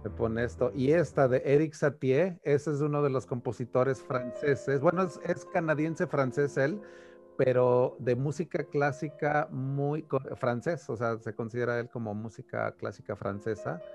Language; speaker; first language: Spanish; native; Spanish